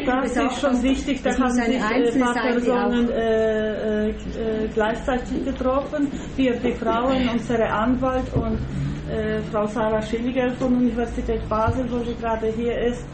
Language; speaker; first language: German; non-native, fluent; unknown